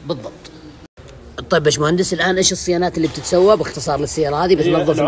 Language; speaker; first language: Arabic; native; Arabic